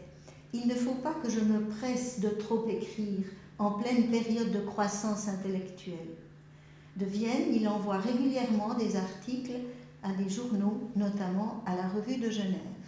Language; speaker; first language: French; native; French